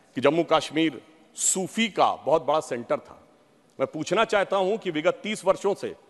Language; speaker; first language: Hindi; native; Hindi